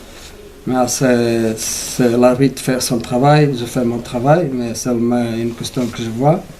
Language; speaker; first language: French; non-native, learner; Portuguese